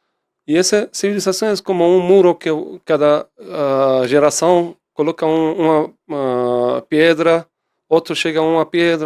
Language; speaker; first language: Portuguese; non-native, fluent; Persian